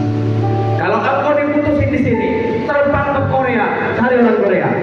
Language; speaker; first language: Indonesian; native; Indonesian